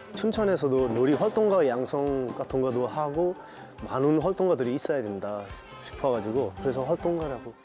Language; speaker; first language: Korean; non-native, fluent; Nepali